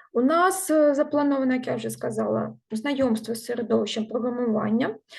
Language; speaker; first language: Ukrainian; non-native, local second language; Russian